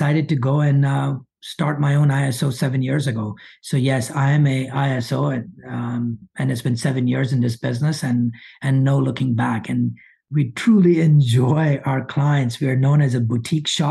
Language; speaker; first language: English; early bilingual, other home language; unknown